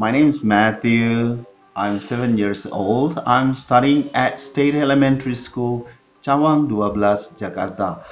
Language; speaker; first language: English; non-native, fluent; Indonesian